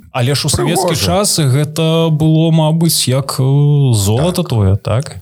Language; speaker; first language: Belarusian; non-native, local second language; Russian